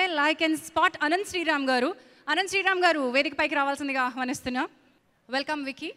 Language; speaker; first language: Telugu; native; Telugu